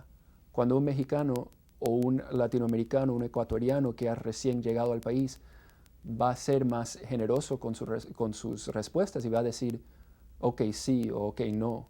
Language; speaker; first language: Spanish; non-native, fluent; English